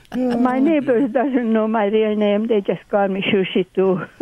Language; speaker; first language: English; non-native, learner; Hungarian